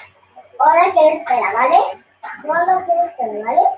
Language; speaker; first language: Spanish; early bilingual, other home language; Filipino